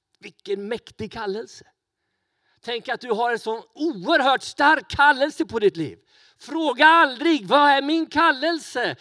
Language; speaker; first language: Swedish; native; Swedish